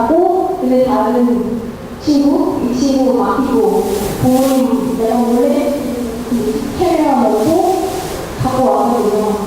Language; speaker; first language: Korean; non-native, learner; Vietnamese